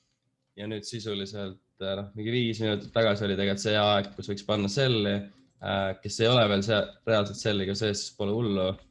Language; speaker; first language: Estonian; native; Estonian